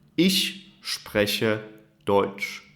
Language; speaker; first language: German; non-native, fluent; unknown